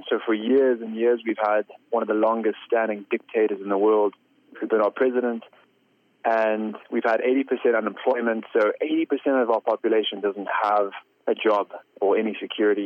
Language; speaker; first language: English; native; English